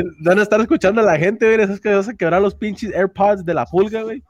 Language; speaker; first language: Spanish; early bilingual, heritage; Spanish